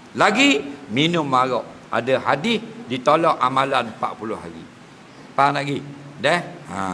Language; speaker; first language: Malay; native; Malay